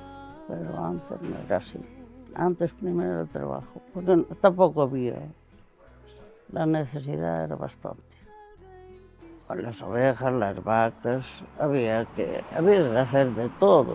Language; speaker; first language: Spanish; non-native, local second language; Galician